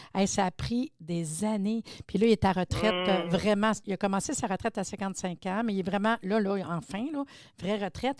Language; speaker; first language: French; native; French